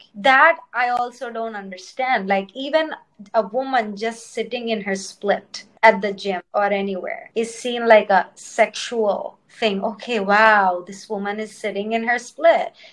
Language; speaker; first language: English; non-native, local second language; Telugu